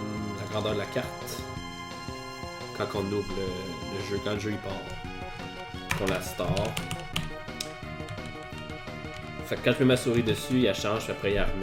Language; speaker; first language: French; native; French